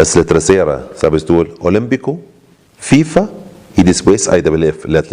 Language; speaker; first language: Spanish; non-native, learner; Arabic